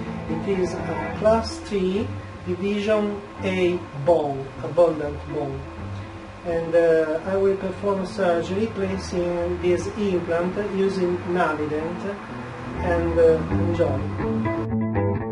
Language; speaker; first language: English; non-native, fluent; Italian